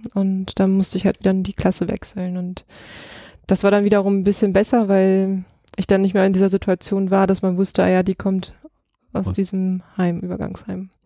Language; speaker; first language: German; early bilingual, other home language; Russian